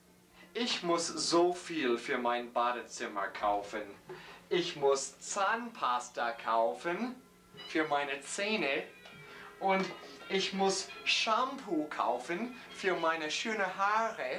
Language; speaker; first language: German; non-native, learner; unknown